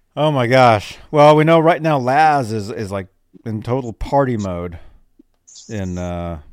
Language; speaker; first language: English; native; English